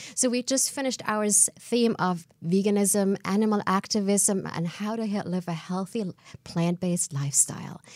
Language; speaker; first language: English; non-native, fluent; German